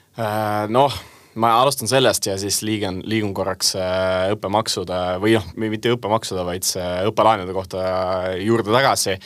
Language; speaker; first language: Estonian; non-native, local second language; Russian